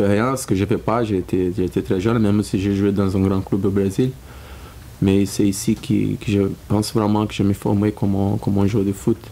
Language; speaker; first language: French; non-native, fluent; Portuguese